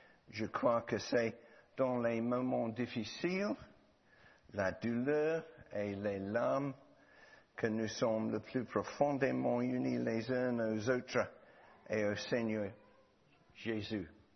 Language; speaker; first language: French; non-native, learner; English